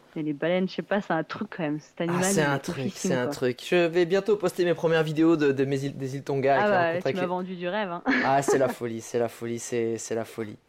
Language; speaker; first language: French; native; French